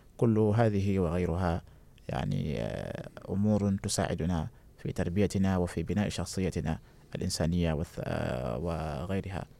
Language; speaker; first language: Arabic; non-native, fluent; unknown